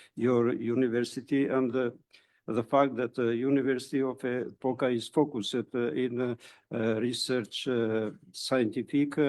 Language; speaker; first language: English; non-native, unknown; Albanian